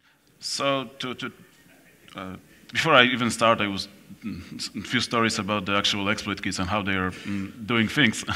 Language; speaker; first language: English; non-native, fluent; Polish